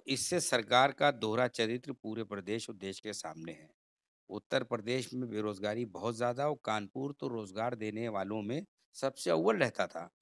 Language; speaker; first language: Hindi; native; Hindi